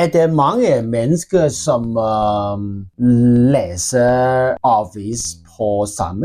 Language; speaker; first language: Norwegian; non-native, learner; Welsh